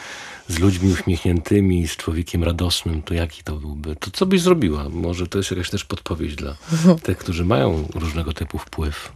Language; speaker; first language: Polish; native; Polish